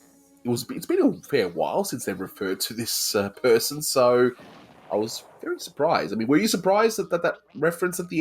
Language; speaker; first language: English; native; English